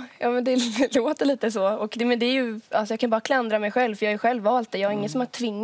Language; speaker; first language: Swedish; native; Swedish